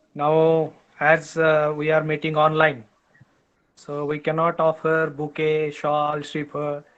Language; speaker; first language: English; non-native, local second language; Marathi